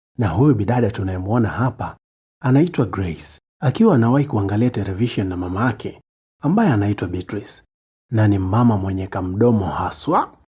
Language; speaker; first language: Swahili; native; Swahili